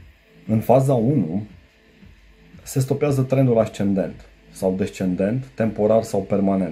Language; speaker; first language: Romanian; native; Romanian